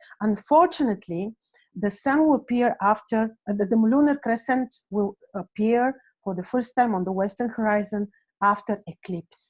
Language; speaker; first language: English; non-native, fluent; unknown